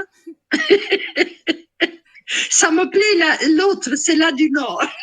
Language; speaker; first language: French; non-native, fluent; Italian